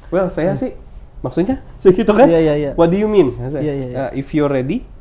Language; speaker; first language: Indonesian; non-native, fluent; Filipino